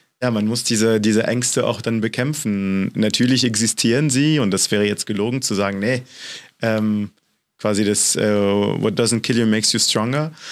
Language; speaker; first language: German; non-native, fluent; French